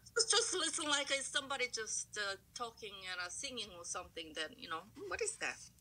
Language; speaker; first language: English; non-native, fluent; Korean